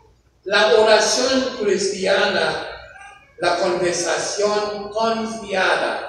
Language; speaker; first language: Spanish; non-native, fluent; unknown